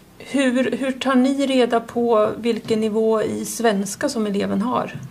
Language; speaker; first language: Swedish; native; Swedish